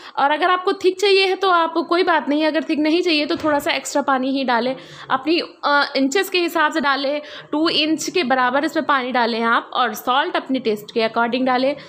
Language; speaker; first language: Hindi; native; Hindi